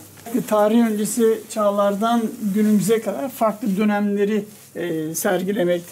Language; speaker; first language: Turkish; native; Turkish